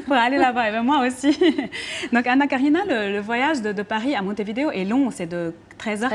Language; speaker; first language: French; non-native, local second language; Arabic